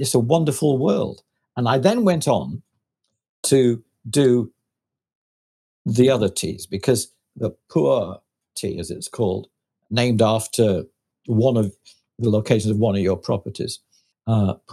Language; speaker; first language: English; native; English